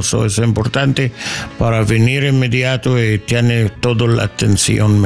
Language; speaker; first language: Spanish; non-native, learner; English